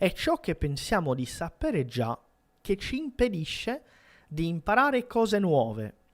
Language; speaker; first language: Italian; non-native, fluent; Portuguese